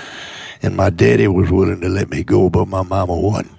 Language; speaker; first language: English; native; English